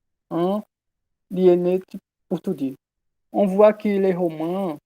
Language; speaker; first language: French; non-native, learner; Portuguese